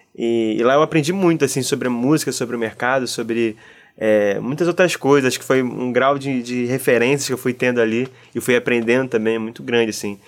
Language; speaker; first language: Portuguese; native; Portuguese